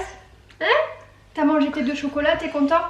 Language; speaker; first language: French; native; French